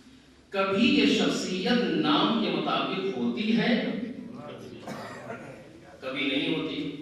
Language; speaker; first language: Urdu; native; Urdu